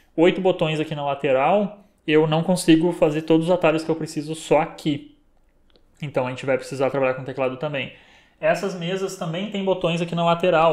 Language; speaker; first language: Portuguese; native; Portuguese